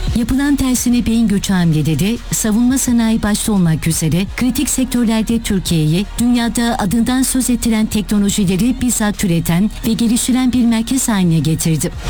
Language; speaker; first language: Turkish; native; Turkish